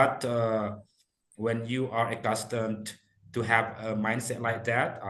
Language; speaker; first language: English; non-native, fluent; Indonesian